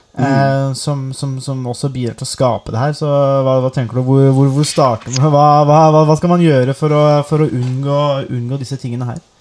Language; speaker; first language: Norwegian; native; Norwegian